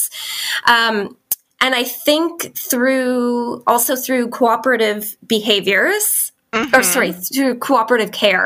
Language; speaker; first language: English; native; English